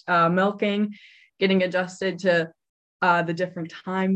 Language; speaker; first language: English; native; English